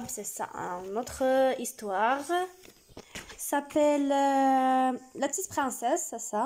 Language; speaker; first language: French; non-native, learner; Arabic